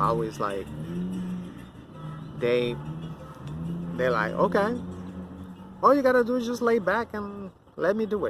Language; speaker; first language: English; non-native, fluent; Spanish